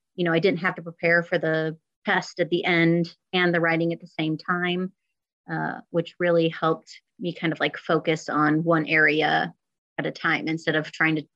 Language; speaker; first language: English; native; English